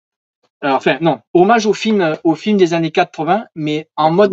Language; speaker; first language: French; native; French